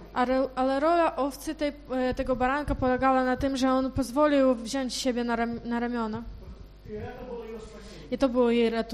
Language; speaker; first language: Polish; non-native, fluent; Ukrainian